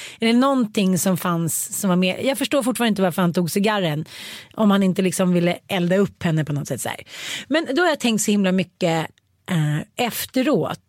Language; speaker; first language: Swedish; native; Swedish